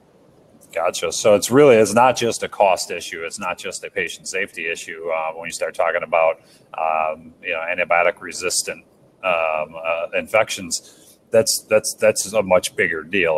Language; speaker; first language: English; native; English